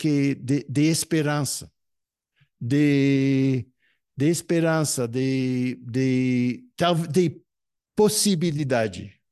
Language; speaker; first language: Portuguese; non-native, fluent; English